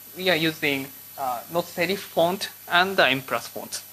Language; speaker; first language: English; non-native, learner; Japanese